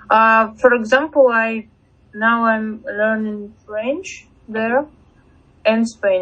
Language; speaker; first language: English; non-native, fluent; Russian